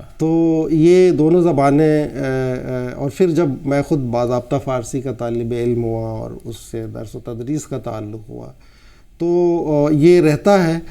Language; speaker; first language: Urdu; native; Urdu